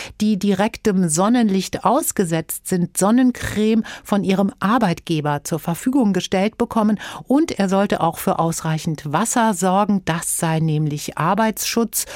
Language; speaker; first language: German; native; German